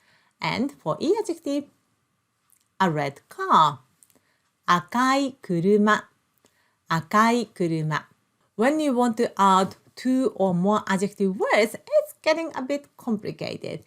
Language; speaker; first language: English; non-native, local second language; Japanese